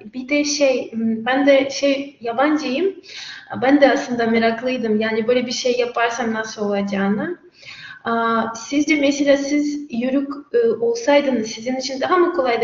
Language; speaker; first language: Turkish; non-native, fluent; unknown